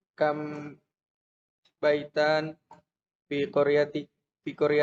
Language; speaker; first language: Arabic; non-native, learner; Indonesian